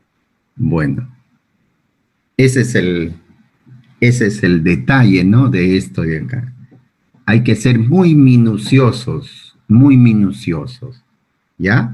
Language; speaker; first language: Spanish; native; Spanish